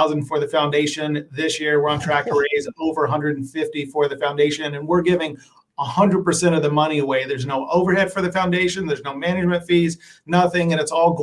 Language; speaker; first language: English; native; English